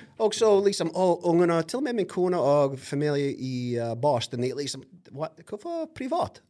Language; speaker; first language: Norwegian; non-native, fluent; English